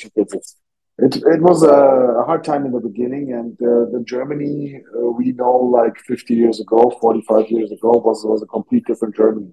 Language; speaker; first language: English; non-native, fluent; German